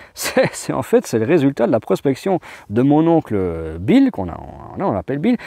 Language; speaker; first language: French; native; French